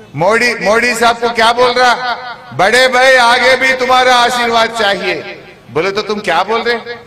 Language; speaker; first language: Hindi; non-native, local second language; Telugu